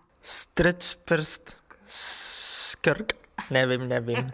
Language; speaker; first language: Czech; non-native, learner; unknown